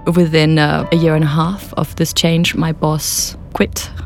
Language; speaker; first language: English; non-native, fluent; Danish